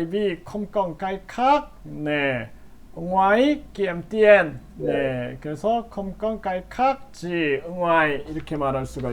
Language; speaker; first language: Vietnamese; non-native, learner; Korean